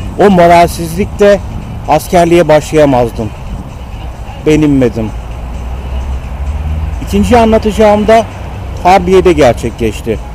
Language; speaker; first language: Turkish; native; Turkish